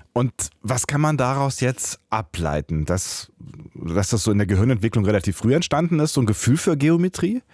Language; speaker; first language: German; native; German